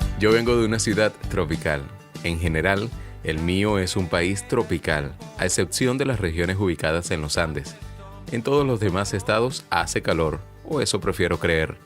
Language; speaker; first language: Spanish; native; Spanish